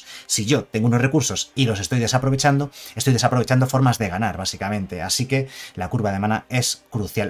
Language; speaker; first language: Spanish; native; Spanish